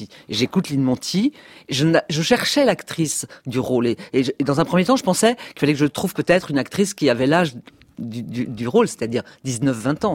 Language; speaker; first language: French; native; French